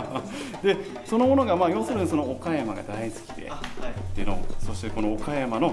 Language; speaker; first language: Japanese; native; Japanese